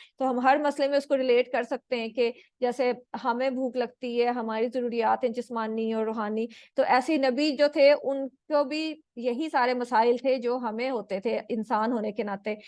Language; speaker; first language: Urdu; native; Urdu